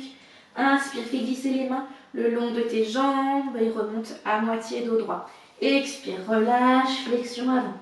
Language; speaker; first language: French; native; French